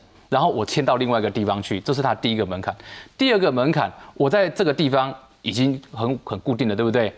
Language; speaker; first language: Chinese; native; Chinese